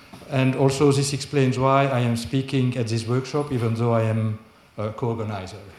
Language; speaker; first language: English; non-native, fluent; French